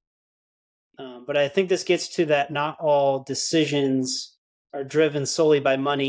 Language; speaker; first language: English; native; English